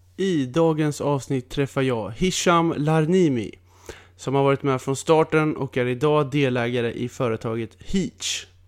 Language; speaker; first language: Swedish; native; Swedish